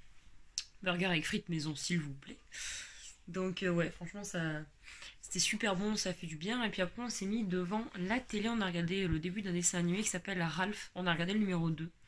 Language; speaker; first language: French; native; French